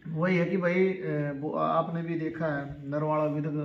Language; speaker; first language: Hindi; native; Hindi